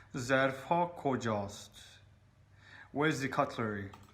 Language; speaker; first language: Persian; non-native, learner; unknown